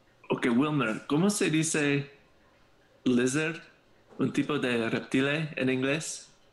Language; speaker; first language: Spanish; non-native, learner; English